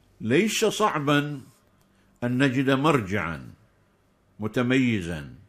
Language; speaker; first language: Arabic; native; Arabic